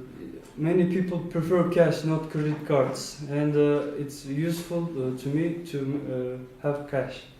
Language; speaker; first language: English; non-native, learner; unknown